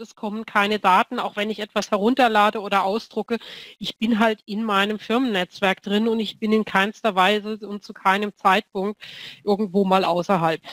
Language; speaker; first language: German; native; German